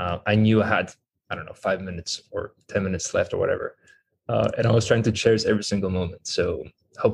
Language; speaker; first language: English; non-native, fluent; Greek